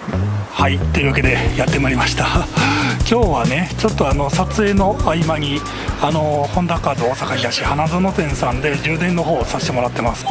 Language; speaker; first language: Japanese; native; Japanese